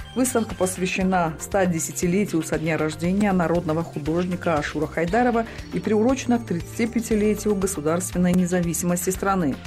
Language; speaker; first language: Russian; non-native, local second language; Tajik